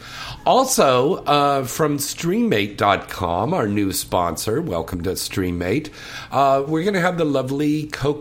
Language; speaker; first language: English; native; English